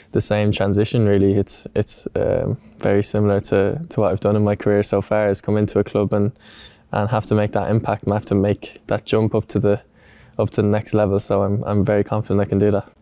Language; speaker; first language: English; native; English